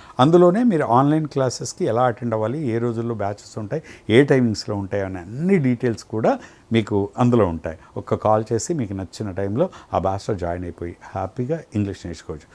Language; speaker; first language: Telugu; native; Telugu